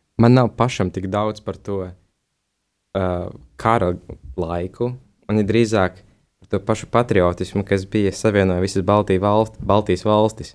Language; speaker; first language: Latvian; native; Latvian